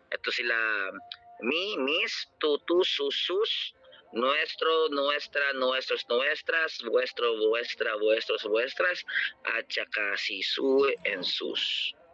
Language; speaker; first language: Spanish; non-native, learner; Filipino